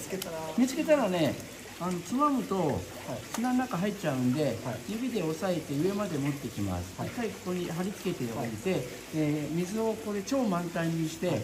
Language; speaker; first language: Japanese; native; Japanese